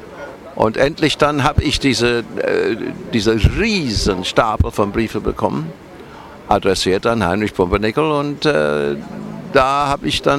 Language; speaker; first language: German; non-native, fluent; English